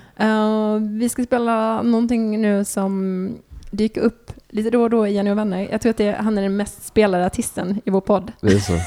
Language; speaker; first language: Swedish; native; Swedish